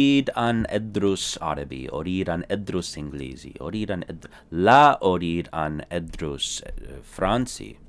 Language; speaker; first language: Arabic; non-native, fluent; English